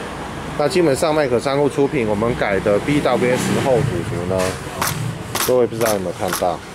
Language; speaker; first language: Chinese; native; Chinese